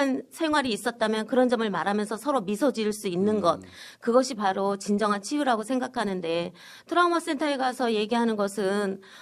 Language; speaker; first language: Korean; native; Korean